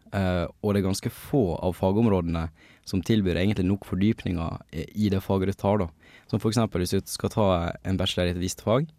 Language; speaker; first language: Norwegian; native; Norwegian